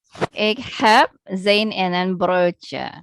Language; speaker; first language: Dutch; non-native, learner; Indonesian